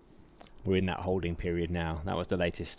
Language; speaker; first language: English; native; English